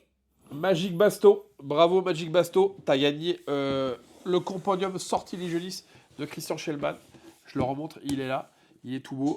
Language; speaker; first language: French; native; French